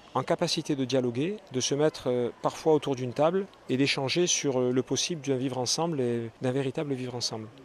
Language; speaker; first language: French; native; French